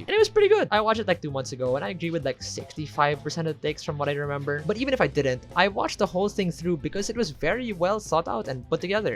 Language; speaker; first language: English; native; English